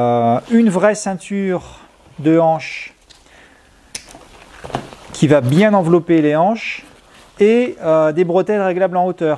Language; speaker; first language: French; native; French